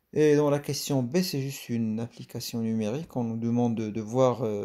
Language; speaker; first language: French; non-native, local second language; Arabic